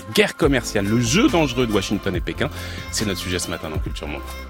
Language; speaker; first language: French; native; French